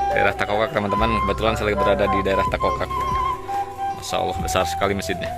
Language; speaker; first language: Indonesian; non-native, local second language; Sundanese